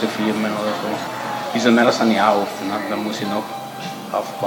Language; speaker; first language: German; non-native, fluent; Italian